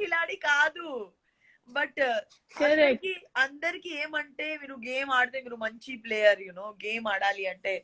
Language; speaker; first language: Telugu; non-native, learner; Gujarati